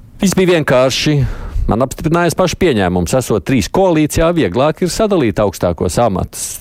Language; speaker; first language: Latvian; native; Latvian